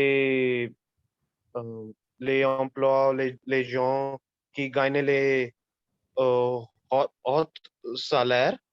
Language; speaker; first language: French; non-native, learner; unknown